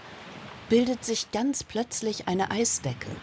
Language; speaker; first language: German; native; German